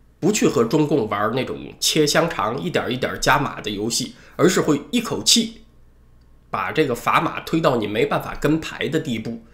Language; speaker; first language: Chinese; native; Chinese